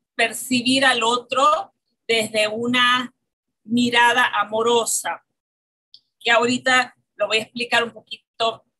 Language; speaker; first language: Spanish; native; Spanish